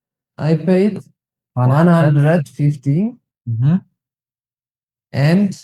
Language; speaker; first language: English; non-native, learner; Tigrinya